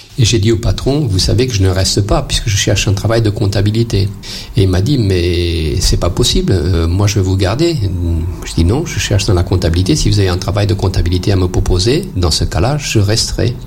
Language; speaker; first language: French; non-native, fluent; Portuguese